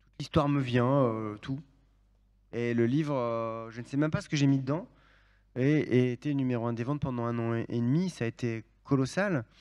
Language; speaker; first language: French; native; French